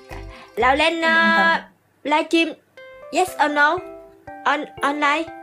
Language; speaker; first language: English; non-native, learner; Vietnamese